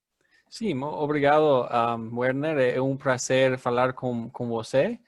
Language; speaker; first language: Portuguese; non-native, learner; English